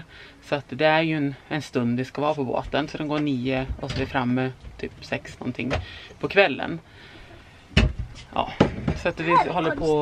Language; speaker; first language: Swedish; native; Swedish